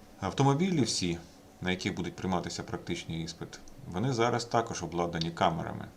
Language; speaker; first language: Ukrainian; native; Ukrainian